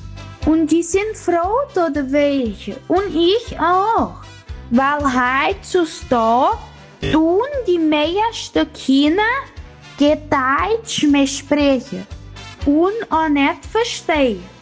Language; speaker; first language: German; early bilingual, heritage; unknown